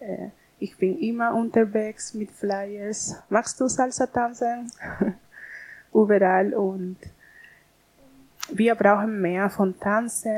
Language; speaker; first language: German; non-native, learner; Spanish